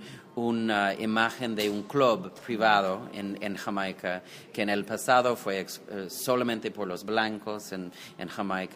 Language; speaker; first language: Spanish; non-native, fluent; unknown